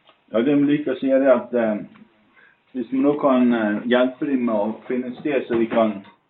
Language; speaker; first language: Norwegian; native; Norwegian